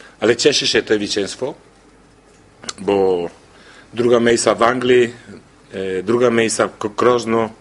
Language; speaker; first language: Polish; non-native, learner; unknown